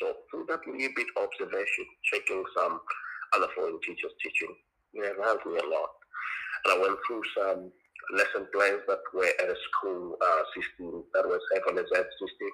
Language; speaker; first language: English; non-native, local second language; Tongan